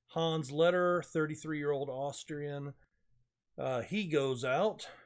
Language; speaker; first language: English; native; English